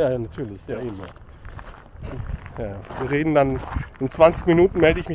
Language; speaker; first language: German; native; German